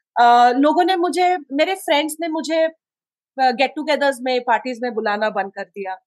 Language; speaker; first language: Hindi; non-native, local second language; Konkani